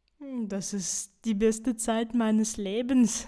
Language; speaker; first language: German; non-native, fluent; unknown